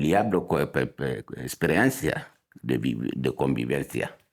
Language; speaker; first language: Spanish; non-native, fluent; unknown